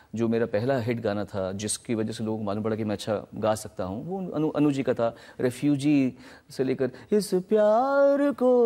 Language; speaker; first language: Hindi; native; Hindi